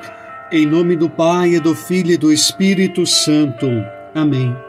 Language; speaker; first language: Portuguese; native; Portuguese